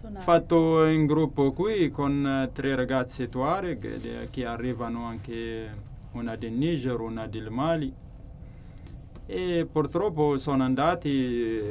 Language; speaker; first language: Italian; non-native, learner; Tamasheq